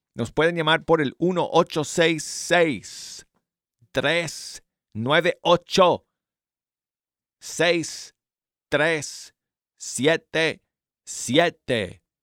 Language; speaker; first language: Spanish; native; Spanish